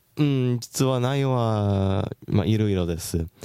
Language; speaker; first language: Japanese; non-native, learner; English